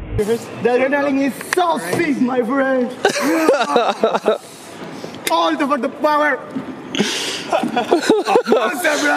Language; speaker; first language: English; non-native, learner; Spanish